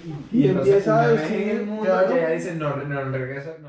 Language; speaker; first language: Spanish; native; Spanish